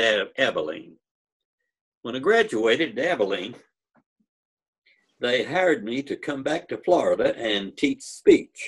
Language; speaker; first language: English; native; English